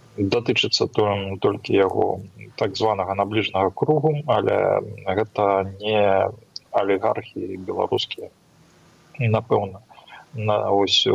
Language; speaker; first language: Belarusian; non-native, local second language; Russian